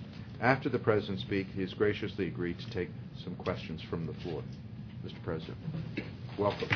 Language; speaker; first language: English; native; English